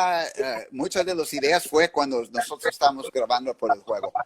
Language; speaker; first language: Spanish; early bilingual, heritage; English